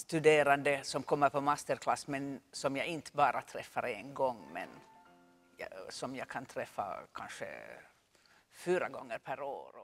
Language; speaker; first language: Swedish; non-native, local second language; Finnish